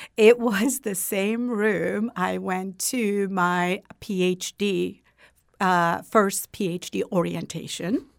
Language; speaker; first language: English; non-native, fluent; Turkish